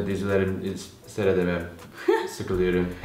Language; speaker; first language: Turkish; non-native, learner; Korean